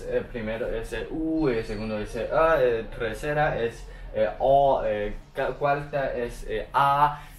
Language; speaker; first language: Spanish; non-native, learner; Chinese